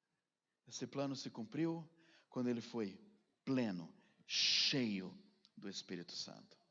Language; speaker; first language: Portuguese; native; Portuguese